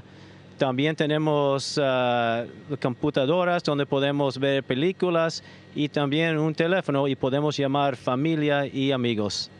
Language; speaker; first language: Spanish; non-native, fluent; English